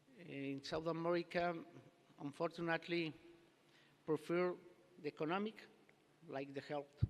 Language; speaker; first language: English; non-native, learner; Spanish